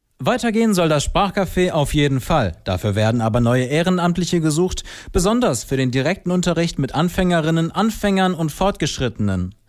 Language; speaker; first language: German; native; German